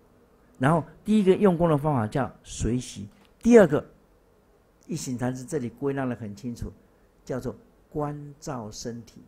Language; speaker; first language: Chinese; native; Chinese